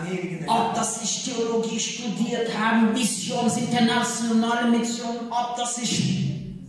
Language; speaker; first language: German; non-native, learner; Portuguese